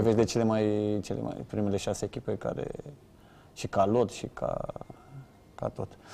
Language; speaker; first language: Romanian; native; Romanian